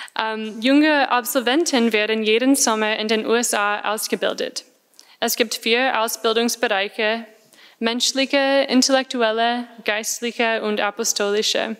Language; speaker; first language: German; non-native, fluent; English